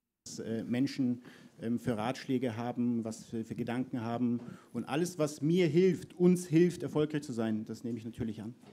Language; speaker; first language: German; native; German